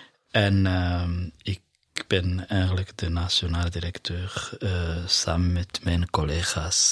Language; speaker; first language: Dutch; non-native, fluent; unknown